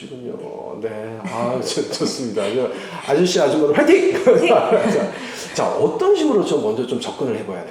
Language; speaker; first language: Korean; native; Korean